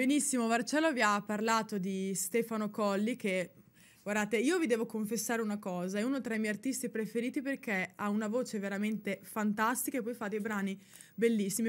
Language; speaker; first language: Italian; native; Italian